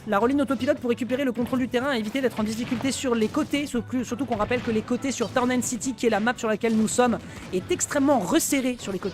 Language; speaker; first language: French; native; French